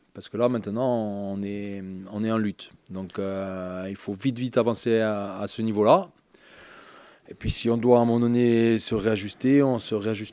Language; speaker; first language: French; native; French